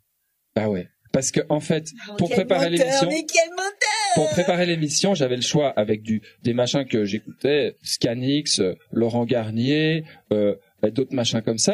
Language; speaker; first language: French; native; French